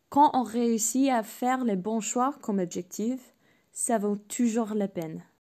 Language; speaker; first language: French; non-native, fluent; English